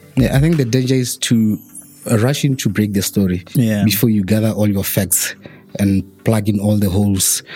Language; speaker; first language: English; non-native, local second language; Tswana